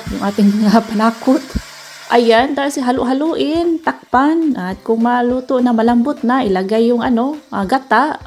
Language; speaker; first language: Filipino; non-native, local second language; Cebuano